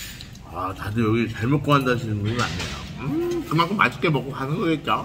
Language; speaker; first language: Korean; native; Korean